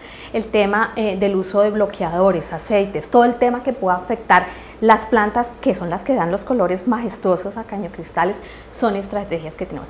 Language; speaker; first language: Spanish; native; Spanish